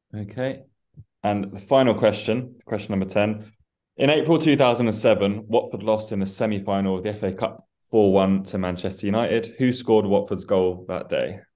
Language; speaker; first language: English; early bilingual, other home language; Persian